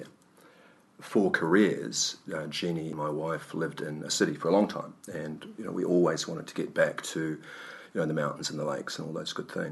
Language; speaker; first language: English; native; English